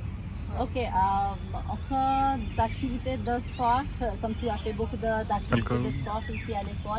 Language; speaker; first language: French; non-native, learner; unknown